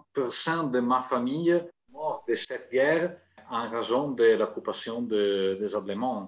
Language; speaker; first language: French; non-native, fluent; Italian